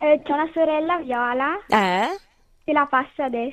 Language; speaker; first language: Italian; early bilingual, heritage; Italian